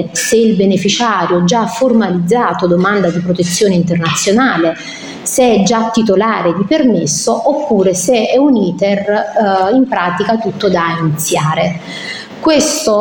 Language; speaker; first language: Italian; native; Italian